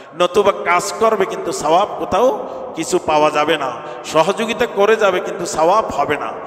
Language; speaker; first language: Bangla; native; Bangla